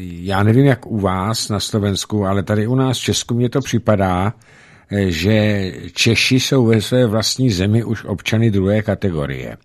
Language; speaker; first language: Czech; native; Czech